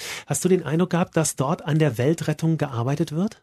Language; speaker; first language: German; native; German